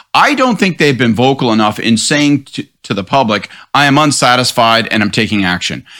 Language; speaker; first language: English; native; English